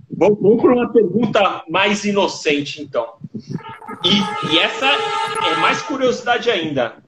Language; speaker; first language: Portuguese; native; Portuguese